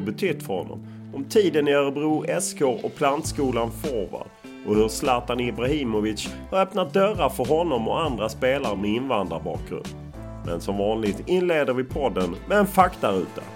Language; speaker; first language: Swedish; native; Swedish